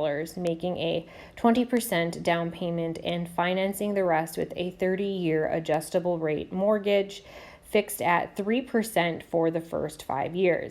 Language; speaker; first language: English; native; English